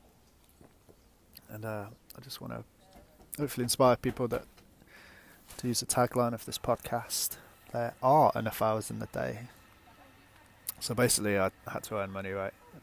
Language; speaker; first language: English; native; English